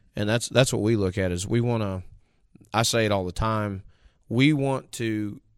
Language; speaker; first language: English; native; English